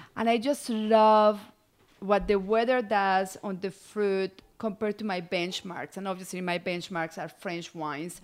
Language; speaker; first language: English; non-native, fluent; Spanish